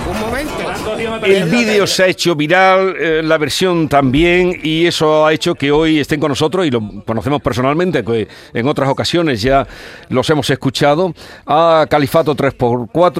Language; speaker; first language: Spanish; native; Spanish